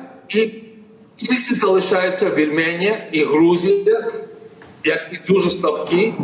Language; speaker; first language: Ukrainian; non-native, fluent; Georgian